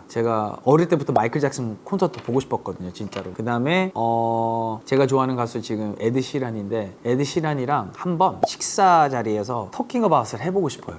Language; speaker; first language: Korean; early bilingual, heritage; English